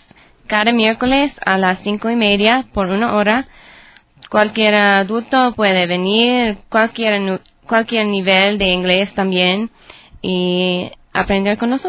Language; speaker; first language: Spanish; non-native, learner; English